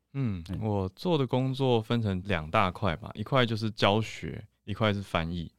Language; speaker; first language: Chinese; native; Chinese